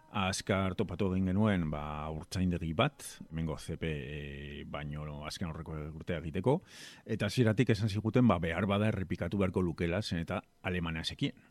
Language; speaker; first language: Basque; non-native, local second language; Spanish